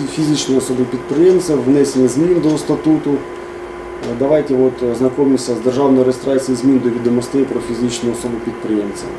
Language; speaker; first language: Ukrainian; non-native, local second language; Russian